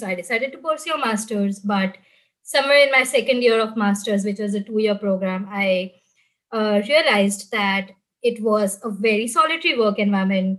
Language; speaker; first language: English; non-native, local second language; Gujarati